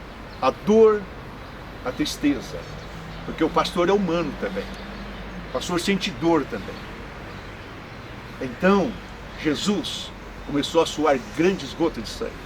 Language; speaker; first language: Portuguese; native; Portuguese